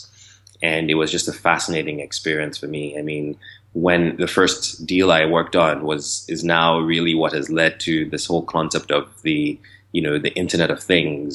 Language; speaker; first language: English; non-native, local second language; Yoruba